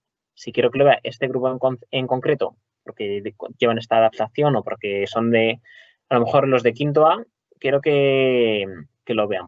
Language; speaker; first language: Spanish; native; Spanish